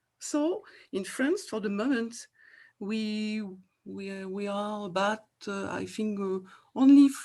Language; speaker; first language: English; non-native, fluent; French